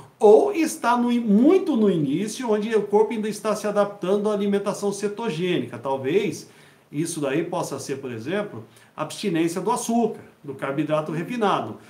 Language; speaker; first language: Portuguese; native; Portuguese